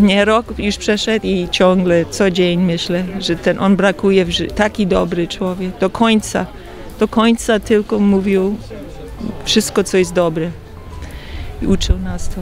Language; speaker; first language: Polish; early bilingual, heritage; Polish